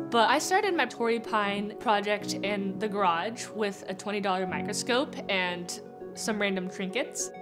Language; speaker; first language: English; native; English